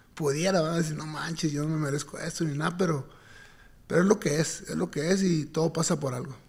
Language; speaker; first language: Spanish; native; Spanish